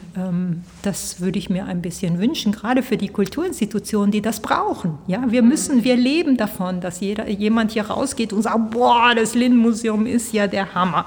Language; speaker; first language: German; early bilingual, heritage; Spanish